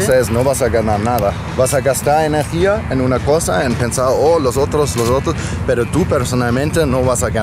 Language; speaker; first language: Spanish; non-native, fluent; German